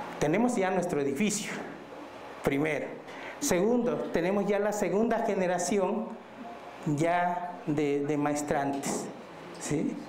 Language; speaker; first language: Spanish; non-native, local second language; Mixtepec Mixtec